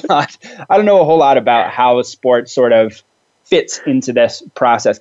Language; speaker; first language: English; native; English